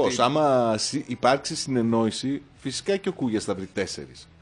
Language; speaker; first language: Greek; native; Greek